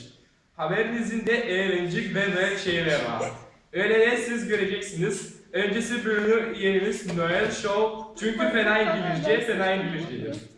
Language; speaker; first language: Turkish; non-native, learner; Bulgarian